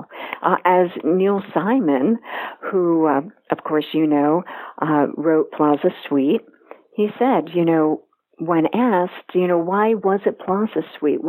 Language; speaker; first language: English; native; English